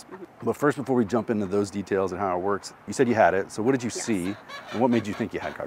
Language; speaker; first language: English; native; English